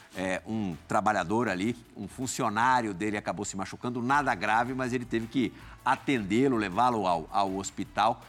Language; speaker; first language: Portuguese; native; Portuguese